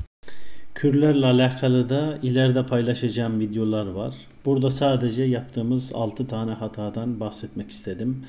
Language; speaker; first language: Turkish; native; Turkish